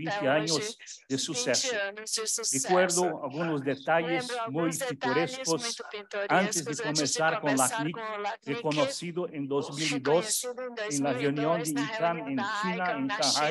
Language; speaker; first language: Portuguese; early bilingual, other home language; German